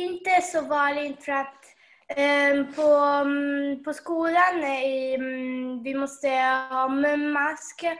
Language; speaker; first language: Swedish; early bilingual, heritage; Swedish